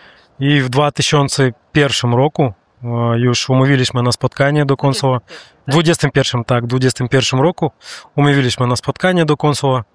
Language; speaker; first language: Polish; non-native, learner; Russian